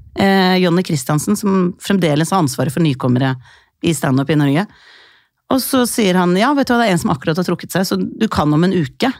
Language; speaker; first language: Norwegian; early bilingual, other home language; Icelandic